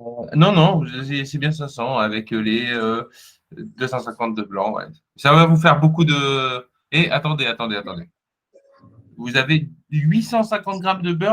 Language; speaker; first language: French; native; French